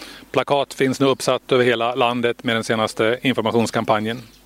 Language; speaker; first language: Swedish; native; Swedish